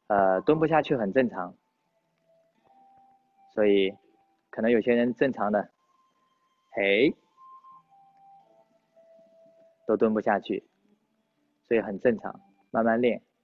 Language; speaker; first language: Chinese; native; Chinese